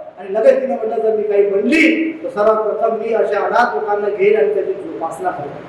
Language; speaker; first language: Marathi; non-native, local second language; Urdu